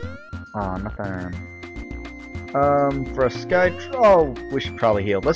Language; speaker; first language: English; native; English